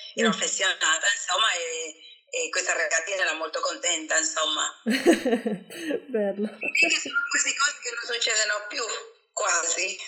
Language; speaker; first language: Italian; non-native, fluent; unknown